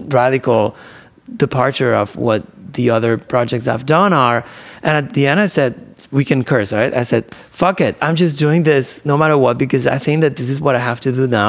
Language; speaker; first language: English; non-native, fluent; Spanish